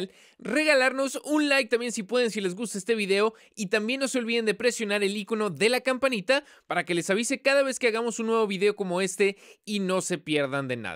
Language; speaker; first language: Spanish; native; Spanish